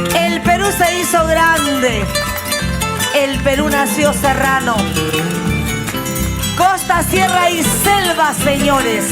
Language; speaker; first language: Spanish; native; Spanish